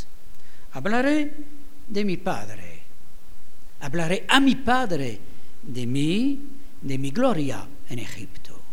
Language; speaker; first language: Spanish; non-native, fluent; French